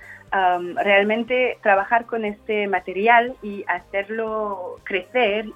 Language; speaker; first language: Spanish; non-native, fluent; French